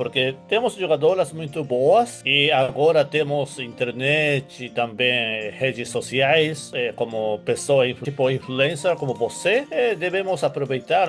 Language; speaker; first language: Portuguese; non-native, learner; Japanese